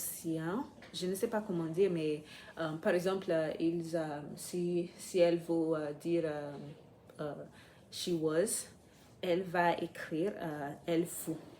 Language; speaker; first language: French; non-native, fluent; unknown